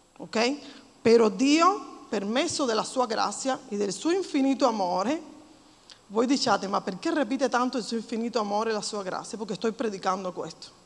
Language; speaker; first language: Italian; non-native, fluent; Spanish